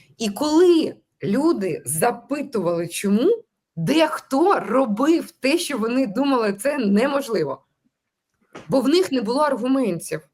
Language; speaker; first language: Ukrainian; non-native, local second language; Russian